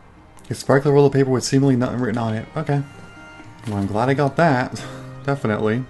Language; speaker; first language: English; native; English